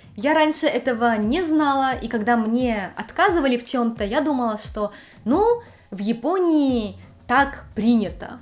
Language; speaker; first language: Russian; native; Russian